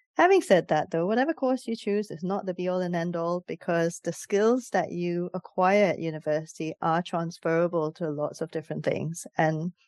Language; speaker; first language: English; native; English